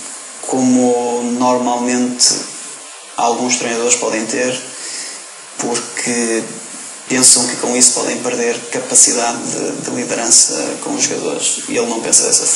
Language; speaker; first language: Portuguese; native; Portuguese